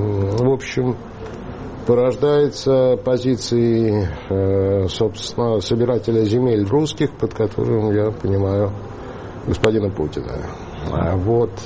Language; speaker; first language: Russian; native; Russian